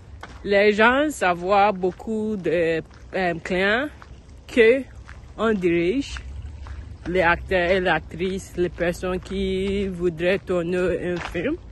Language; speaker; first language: French; non-native, learner; English